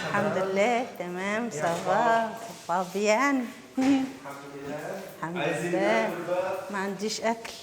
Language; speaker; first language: Arabic; native; Arabic